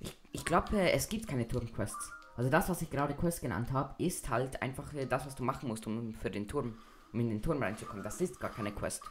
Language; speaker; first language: German; native; German